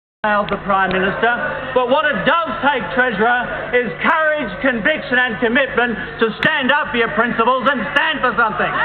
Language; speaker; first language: English; native; English